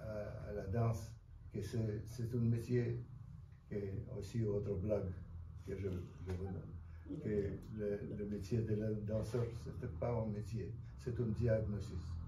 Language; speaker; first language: French; non-native, fluent; Russian